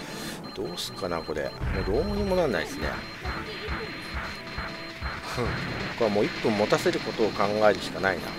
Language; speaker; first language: Japanese; native; Japanese